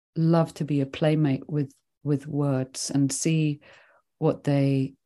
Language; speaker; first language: English; early bilingual, other home language; Swedish